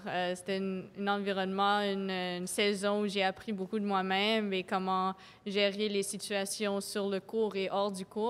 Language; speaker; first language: French; non-native, local second language; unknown